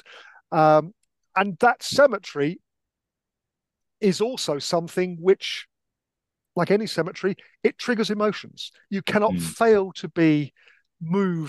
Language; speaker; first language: English; native; English